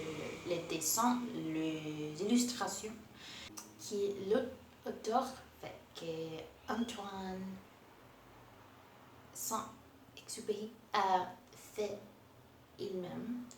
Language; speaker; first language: French; non-native, learner; Portuguese